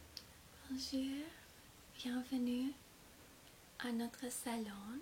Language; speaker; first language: French; non-native, fluent; English